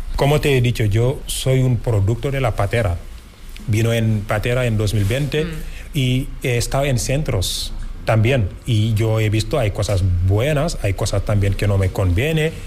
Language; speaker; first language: Spanish; non-native, fluent; Wolof